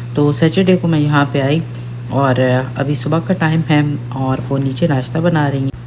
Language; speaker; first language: Urdu; non-native, local second language; Pahari-Potwari